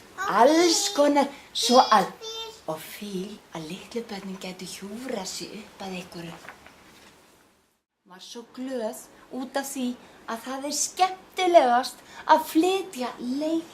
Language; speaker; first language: Icelandic; non-native, fluent; Danish